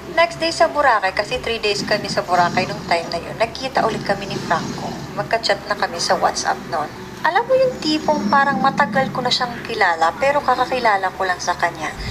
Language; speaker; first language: Filipino; non-native, local second language; Cebuano